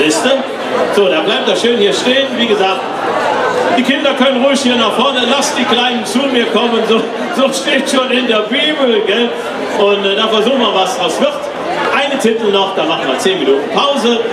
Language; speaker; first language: German; native; German